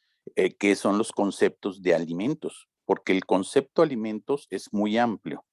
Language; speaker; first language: Spanish; native; Spanish